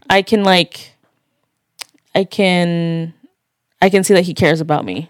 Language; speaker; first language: English; native; English